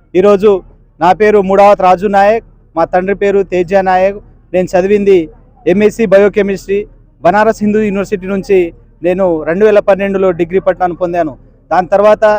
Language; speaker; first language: Telugu; native; Telugu